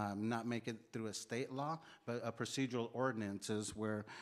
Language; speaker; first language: English; early bilingual, other home language; Spanish